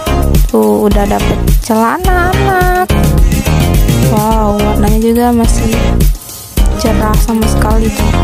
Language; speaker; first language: Indonesian; native; Indonesian